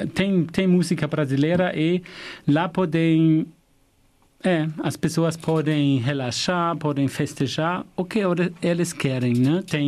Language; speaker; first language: Portuguese; non-native, fluent; German